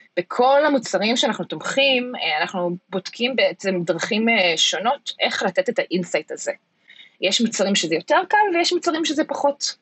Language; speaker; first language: Hebrew; early bilingual, heritage; Hebrew